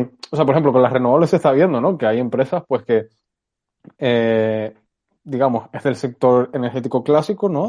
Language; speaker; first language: Spanish; native; Spanish